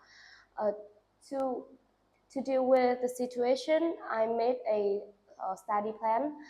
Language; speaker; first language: English; non-native, learner; Vietnamese